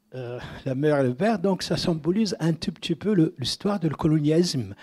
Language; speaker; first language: French; non-native, local second language; Arabic